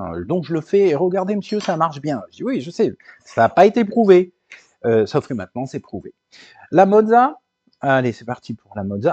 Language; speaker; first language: French; native; French